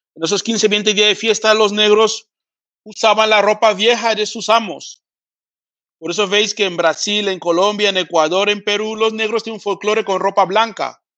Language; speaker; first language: Spanish; early bilingual, other home language; Fang